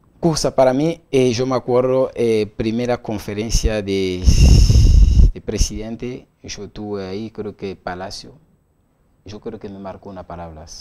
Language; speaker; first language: Spanish; non-native, learner; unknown